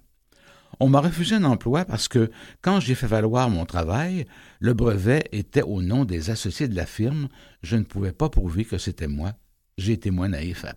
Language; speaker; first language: French; native; French